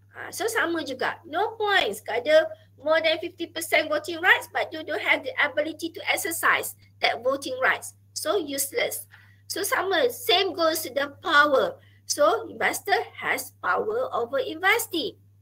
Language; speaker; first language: English; non-native, local second language; Malay